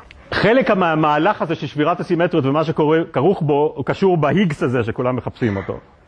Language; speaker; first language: Hebrew; native; Hebrew